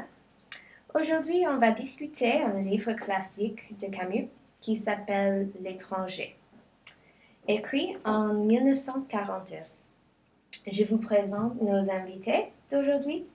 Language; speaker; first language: French; non-native, learner; English